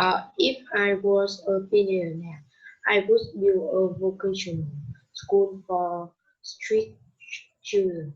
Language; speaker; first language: English; non-native, learner; Vietnamese